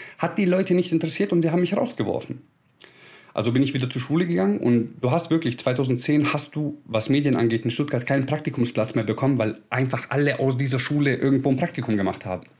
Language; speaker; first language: German; early bilingual, other home language; Croatian